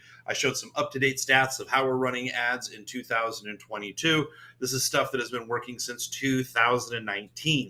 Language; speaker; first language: English; native; English